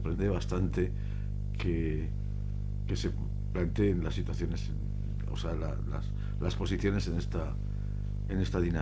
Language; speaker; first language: Spanish; native; Spanish